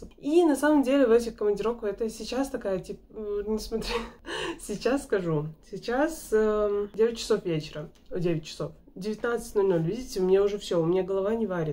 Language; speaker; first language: Russian; native; Russian